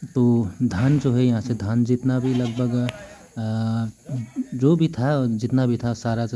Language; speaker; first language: Hindi; non-native, local second language; Nepali